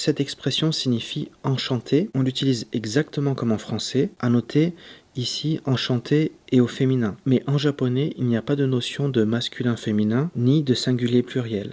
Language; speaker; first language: French; native; French